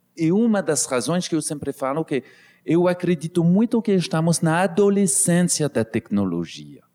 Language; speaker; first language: Portuguese; non-native, fluent; French